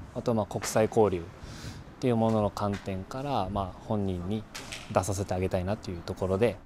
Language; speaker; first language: Japanese; native; Japanese